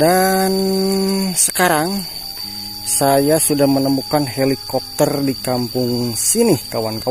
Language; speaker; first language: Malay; non-native, local second language; Sundanese